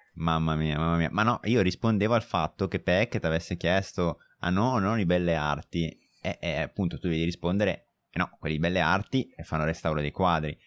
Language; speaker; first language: Italian; native; Italian